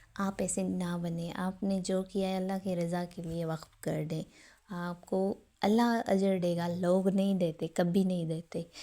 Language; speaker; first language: Urdu; non-native, local second language; Sindhi